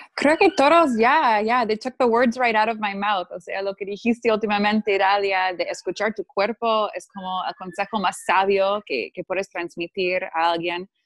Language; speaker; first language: Spanish; non-native, fluent; English